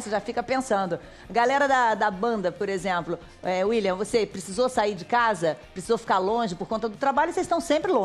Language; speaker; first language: Portuguese; native; Portuguese